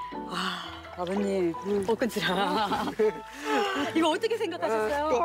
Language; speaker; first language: Korean; native; Korean